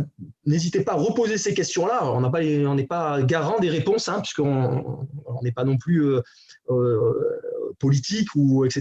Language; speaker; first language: French; native; French